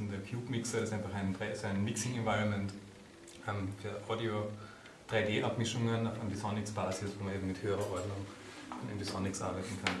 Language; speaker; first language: German; native; German